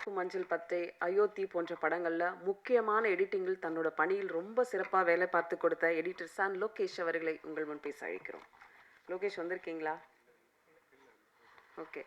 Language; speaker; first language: Tamil; native; Tamil